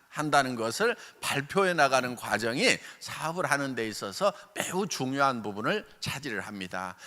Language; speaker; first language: Korean; native; Korean